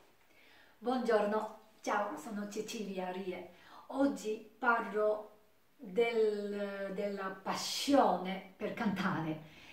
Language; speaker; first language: Italian; non-native, learner; Japanese